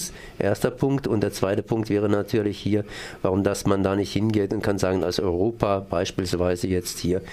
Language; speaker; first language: German; native; German